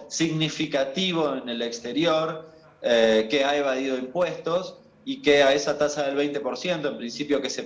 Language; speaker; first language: Spanish; native; Spanish